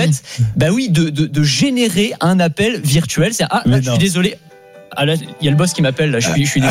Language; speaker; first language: French; native; French